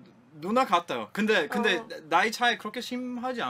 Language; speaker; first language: Korean; non-native, learner; Croatian